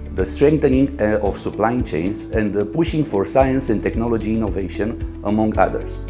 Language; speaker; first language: English; non-native, fluent; Romanian